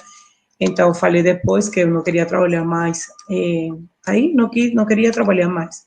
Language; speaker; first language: Portuguese; non-native, learner; Spanish